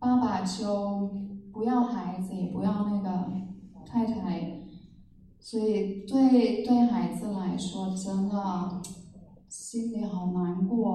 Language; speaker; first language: Chinese; non-native, fluent; German